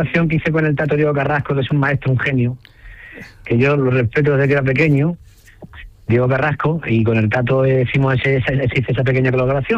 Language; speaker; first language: Spanish; native; Spanish